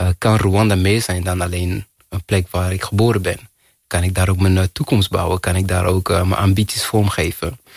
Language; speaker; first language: Dutch; early bilingual, other home language; Kinyarwanda